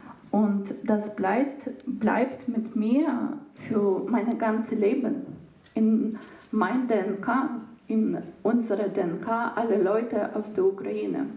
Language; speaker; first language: German; non-native, learner; Ukrainian